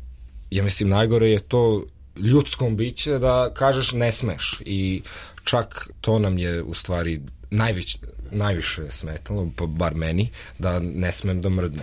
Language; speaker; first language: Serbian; early bilingual, heritage; Serbian